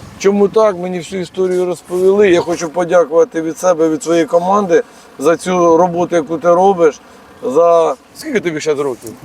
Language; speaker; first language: Ukrainian; native; Ukrainian